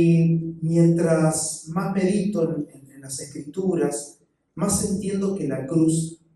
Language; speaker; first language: Spanish; native; Spanish